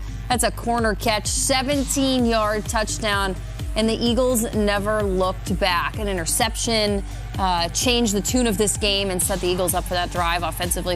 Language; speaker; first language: English; native; English